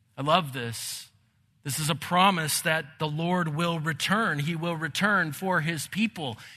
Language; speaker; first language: English; native; English